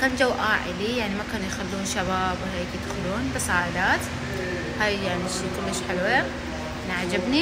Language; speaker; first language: Arabic; non-native, fluent; Persian